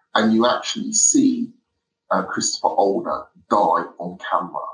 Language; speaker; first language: English; native; English